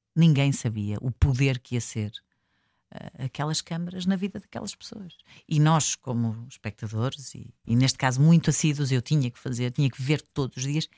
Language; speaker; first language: Portuguese; native; Portuguese